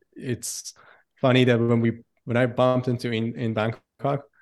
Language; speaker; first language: English; non-native, fluent; Persian